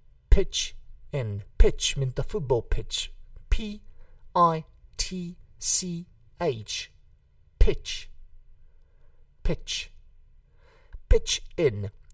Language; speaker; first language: English; non-native, fluent; Hungarian